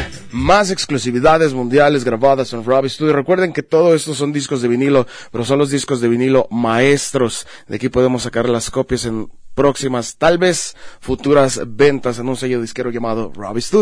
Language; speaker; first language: Spanish; native; Spanish